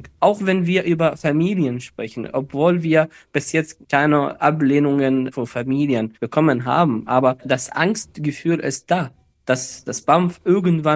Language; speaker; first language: German; non-native, fluent; Arabic